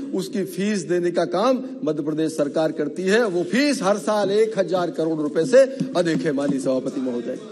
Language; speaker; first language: Hindi; native; Hindi